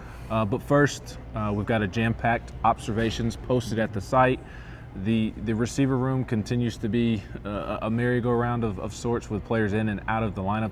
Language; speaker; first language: English; native; English